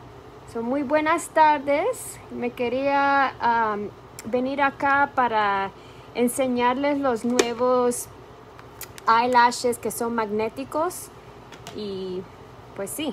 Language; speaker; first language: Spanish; early bilingual, heritage; Spanish